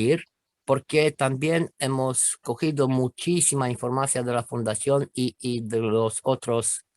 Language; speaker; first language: Spanish; non-native, fluent; Romanian